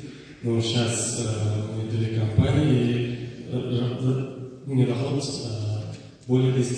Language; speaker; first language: Russian; non-native, fluent; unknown